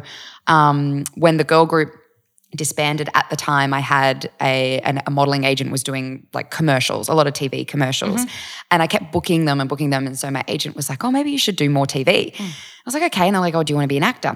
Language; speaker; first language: English; native; English